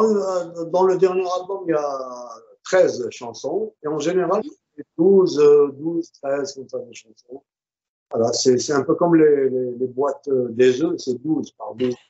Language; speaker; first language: French; non-native, local second language; Arabic